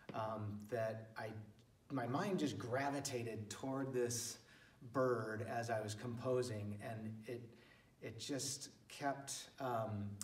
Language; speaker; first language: English; native; English